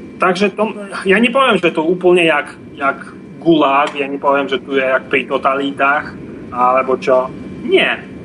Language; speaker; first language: Slovak; non-native, fluent; Russian